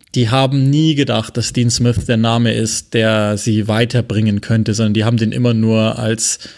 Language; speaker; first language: German; non-native, fluent; French